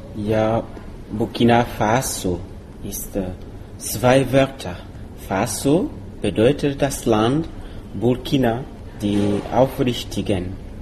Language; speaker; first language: German; non-native, learner; Mossi